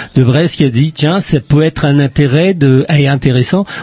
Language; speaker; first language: French; native; French